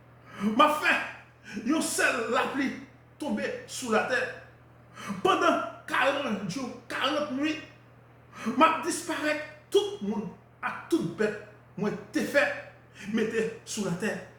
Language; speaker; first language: French; non-native, local second language; Haitian Creole